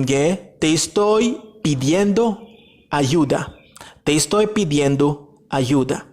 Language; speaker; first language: Spanish; non-native, fluent; Haitian Creole